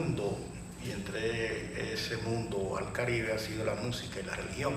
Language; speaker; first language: Spanish; native; Spanish